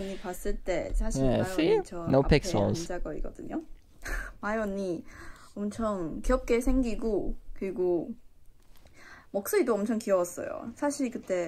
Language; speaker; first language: Korean; non-native, learner; Chinese